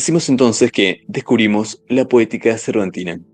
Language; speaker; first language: Spanish; native; Spanish